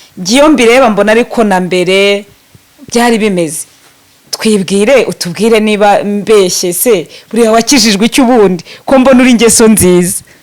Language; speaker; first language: Kinyarwanda; native; Kinyarwanda